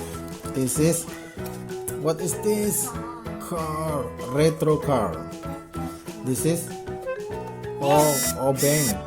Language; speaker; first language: English; non-native, learner; Indonesian